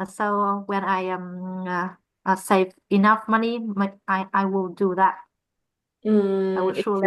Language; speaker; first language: English; non-native, learner; Vietnamese